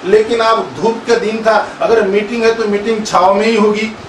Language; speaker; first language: Hindi; non-native, local second language; Marathi